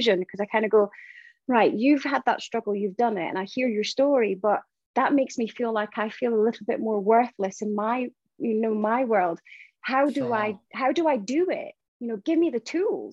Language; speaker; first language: English; native; English